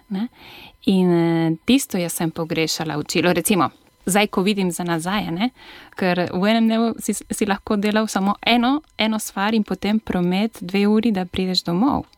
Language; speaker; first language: Slovenian; non-native, fluent; Spanish